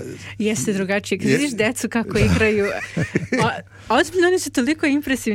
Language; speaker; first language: Croatian; native; Croatian